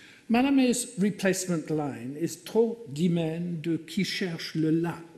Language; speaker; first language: English; native; English